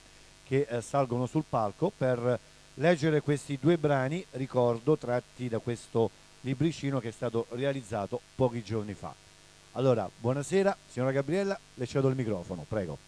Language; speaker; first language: Italian; native; Italian